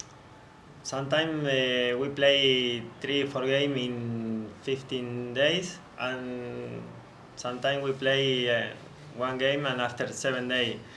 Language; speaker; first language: English; non-native, learner; Spanish